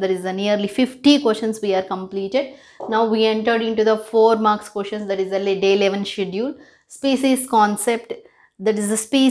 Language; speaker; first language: English; non-native, local second language; Telugu